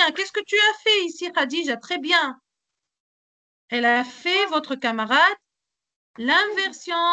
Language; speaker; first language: French; non-native, local second language; Arabic